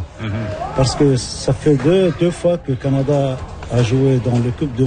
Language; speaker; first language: French; non-native, local second language; Arabic